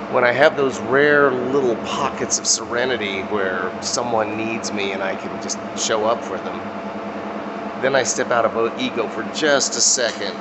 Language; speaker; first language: English; native; English